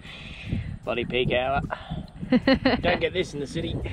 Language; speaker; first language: English; native; English